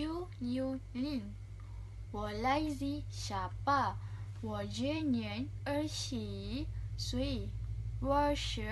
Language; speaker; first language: Chinese; non-native, learner; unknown